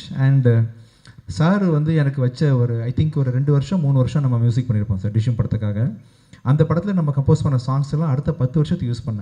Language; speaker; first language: Tamil; native; Tamil